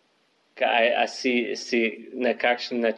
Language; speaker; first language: Slovenian; non-native, learner; English